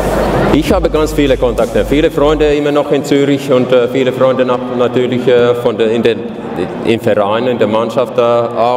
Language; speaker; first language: German; non-native, fluent; Finnish